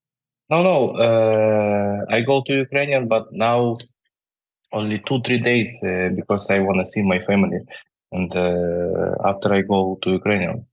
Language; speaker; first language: English; non-native, learner; Ukrainian